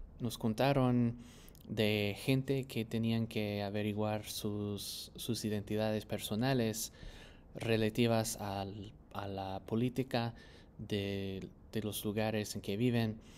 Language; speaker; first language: Spanish; non-native, fluent; English